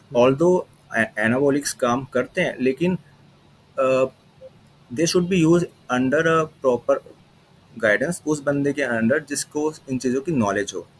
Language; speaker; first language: Hindi; native; Hindi